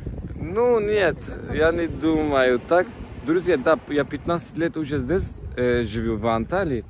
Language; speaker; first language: Russian; non-native, learner; Turkish